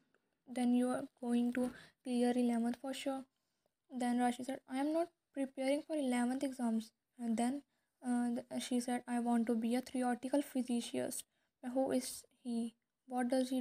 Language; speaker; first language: English; non-native, local second language; Hindi